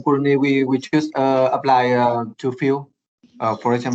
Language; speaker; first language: English; non-native, learner; Vietnamese